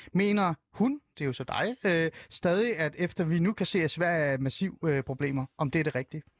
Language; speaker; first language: Danish; early bilingual, other home language; Persian